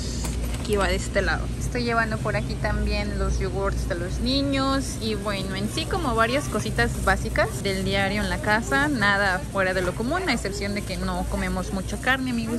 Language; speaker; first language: Spanish; native; Spanish